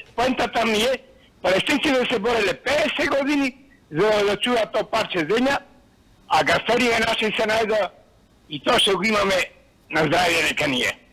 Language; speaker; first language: Macedonian; native; Macedonian